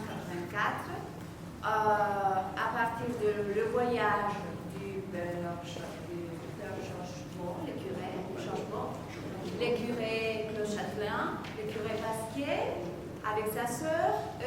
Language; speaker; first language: French; non-native, fluent; Spanish